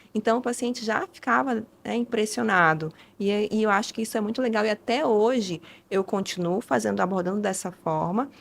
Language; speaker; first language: Portuguese; early bilingual, other home language; Spanish